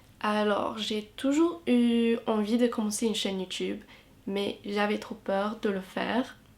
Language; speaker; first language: French; non-native, fluent; English